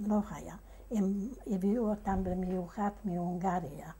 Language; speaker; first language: Hebrew; non-native, fluent; Hungarian